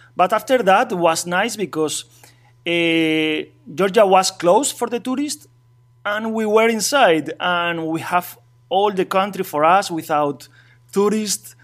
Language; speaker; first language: English; non-native, learner; Spanish